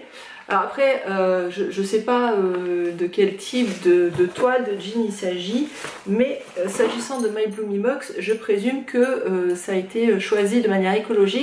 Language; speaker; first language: French; native; French